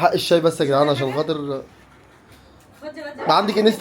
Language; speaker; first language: Arabic; native; Arabic